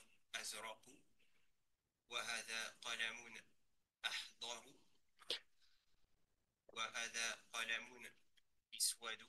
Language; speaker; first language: Arabic; non-native, learner; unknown